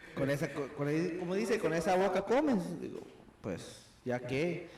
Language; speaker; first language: Spanish; early bilingual, heritage; Spanish